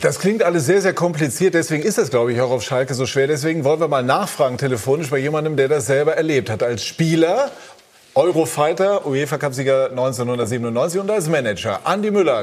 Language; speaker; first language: German; native; German